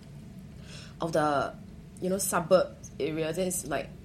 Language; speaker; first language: English; early bilingual, other home language; Chinese